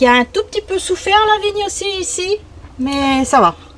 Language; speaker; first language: French; native; French